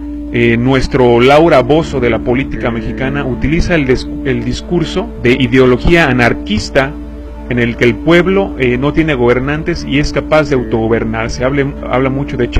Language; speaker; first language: Spanish; native; Spanish